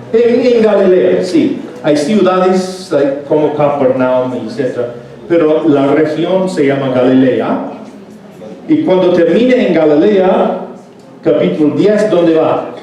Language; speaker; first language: Spanish; non-native, fluent; English